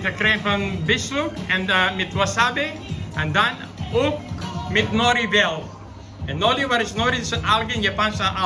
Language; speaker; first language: Dutch; non-native, learner; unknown